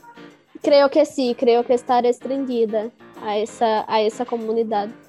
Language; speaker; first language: Spanish; non-native, learner; Portuguese